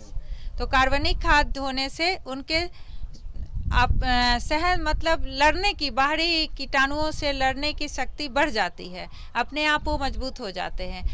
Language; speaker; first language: Hindi; native; Hindi